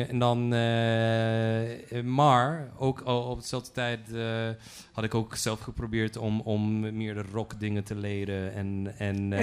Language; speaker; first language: Dutch; non-native, fluent; Polish